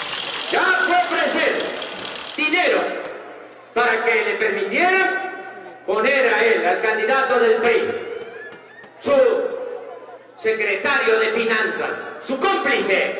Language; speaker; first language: Spanish; native; Spanish